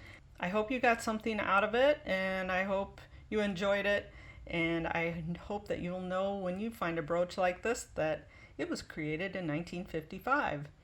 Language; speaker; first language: English; native; English